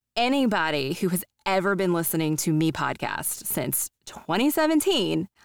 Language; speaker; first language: English; native; English